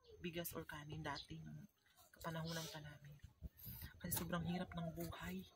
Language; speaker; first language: Filipino; non-native, local second language; Cebuano